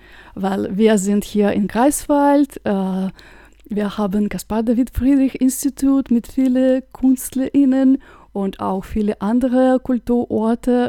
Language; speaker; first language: German; non-native, fluent; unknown